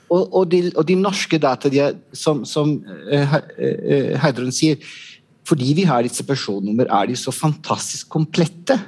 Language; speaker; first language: Norwegian; non-native, fluent; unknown